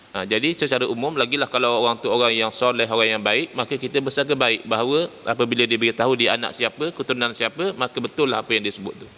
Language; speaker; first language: Malay; native; Malay